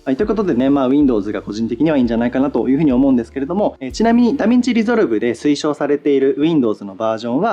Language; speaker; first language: Japanese; native; Japanese